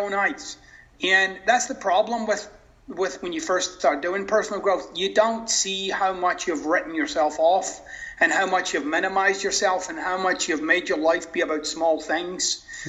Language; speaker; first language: English; native; English